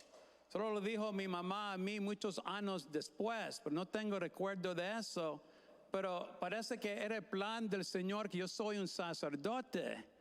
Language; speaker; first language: Spanish; non-native, fluent; English